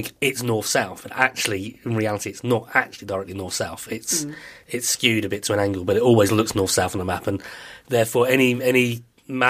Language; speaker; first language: English; native; English